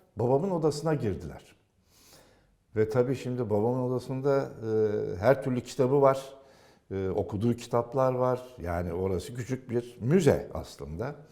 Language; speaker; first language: Turkish; native; Turkish